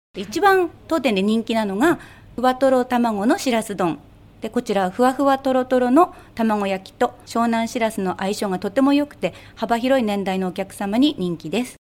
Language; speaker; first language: Japanese; native; Japanese